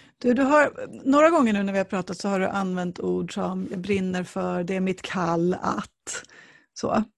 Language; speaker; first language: Swedish; native; Swedish